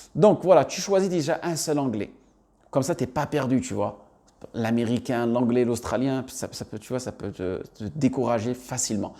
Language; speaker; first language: French; native; French